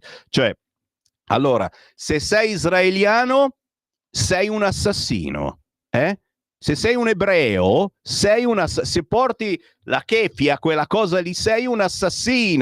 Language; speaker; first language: Italian; native; Italian